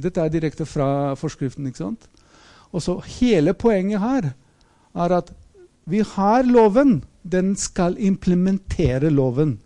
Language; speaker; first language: Norwegian; non-native, fluent; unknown